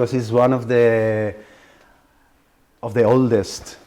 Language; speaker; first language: English; non-native, learner; Spanish